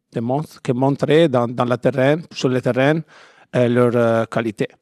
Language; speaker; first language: French; non-native, learner; Italian